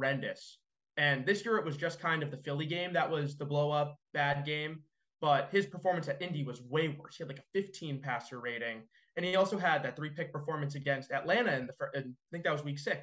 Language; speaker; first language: English; native; English